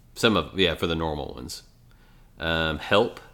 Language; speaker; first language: English; native; English